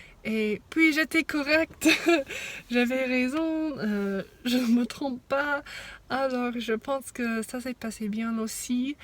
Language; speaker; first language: French; non-native, fluent; English